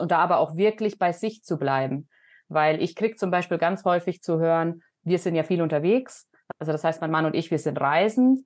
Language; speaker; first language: German; native; German